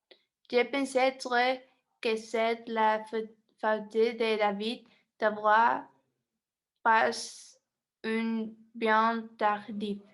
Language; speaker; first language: French; non-native, learner; Spanish